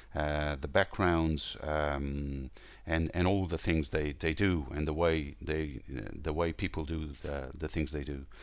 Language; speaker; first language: English; non-native, fluent; Portuguese